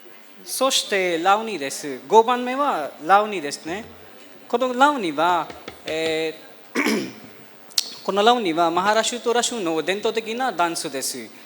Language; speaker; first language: Japanese; non-native, fluent; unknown